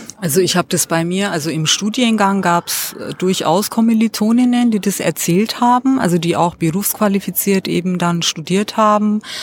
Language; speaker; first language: German; early bilingual, other home language; Turkish